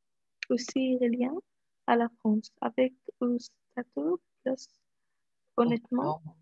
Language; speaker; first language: French; non-native, learner; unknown